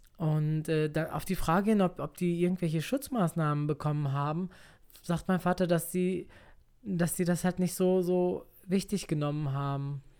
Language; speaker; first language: German; early bilingual, other home language; Turkish